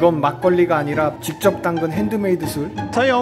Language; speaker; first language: Korean; native; Korean